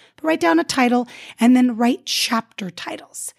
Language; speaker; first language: English; early bilingual, other home language; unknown